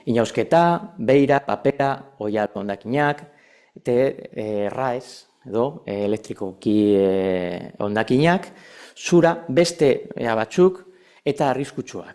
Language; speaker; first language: Basque; non-native, local second language; Spanish